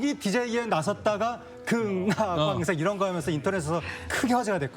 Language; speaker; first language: Korean; native; Korean